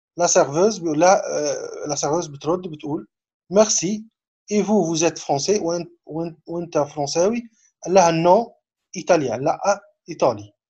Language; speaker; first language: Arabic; native; Arabic